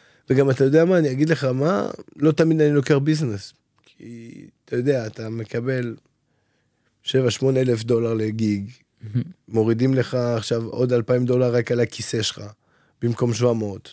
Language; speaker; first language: Hebrew; non-native, fluent; French